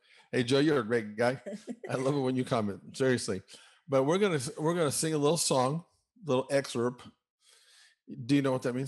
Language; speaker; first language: English; native; English